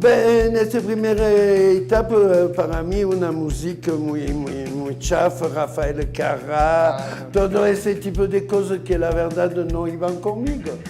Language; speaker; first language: Spanish; non-native, fluent; French